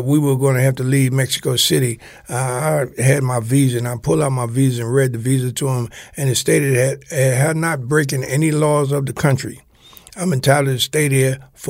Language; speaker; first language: English; native; English